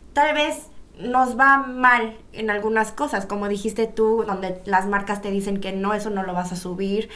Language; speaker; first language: Spanish; early bilingual, other home language; Korean